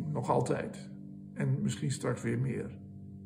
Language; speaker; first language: Dutch; native; Dutch